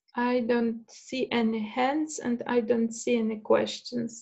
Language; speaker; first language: English; non-native, fluent; Polish